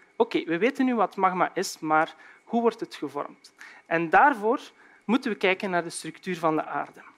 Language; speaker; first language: Dutch; native; Dutch